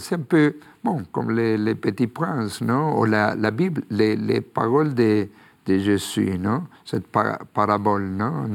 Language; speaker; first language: French; non-native, fluent; Spanish